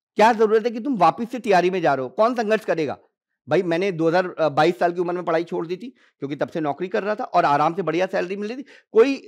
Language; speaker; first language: Hindi; native; Hindi